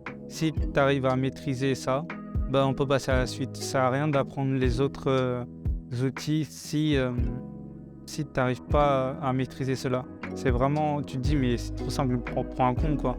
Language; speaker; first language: French; native; French